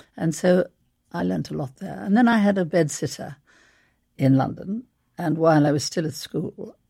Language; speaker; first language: English; native; English